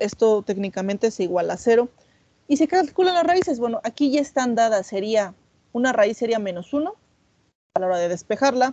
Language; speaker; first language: Spanish; native; Spanish